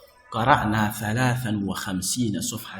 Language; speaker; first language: Arabic; non-native, fluent; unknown